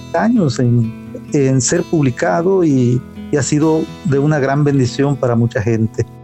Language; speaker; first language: Spanish; native; Spanish